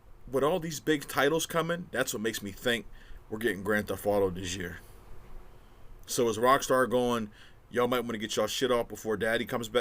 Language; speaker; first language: English; native; English